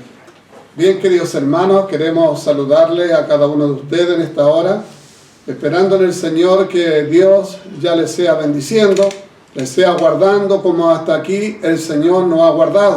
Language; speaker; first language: Spanish; native; Spanish